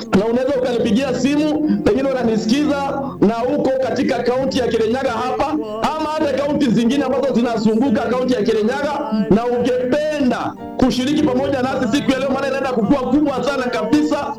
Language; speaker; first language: Swahili; non-native, local second language; Kikuyu